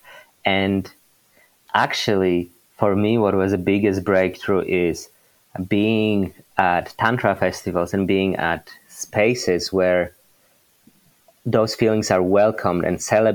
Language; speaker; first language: English; non-native, fluent; Polish